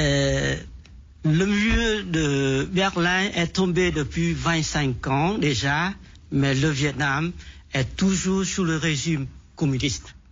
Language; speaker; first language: French; non-native, fluent; Vietnamese